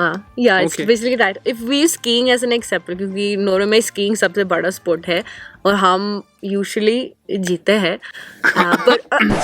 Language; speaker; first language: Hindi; non-native, fluent; Norwegian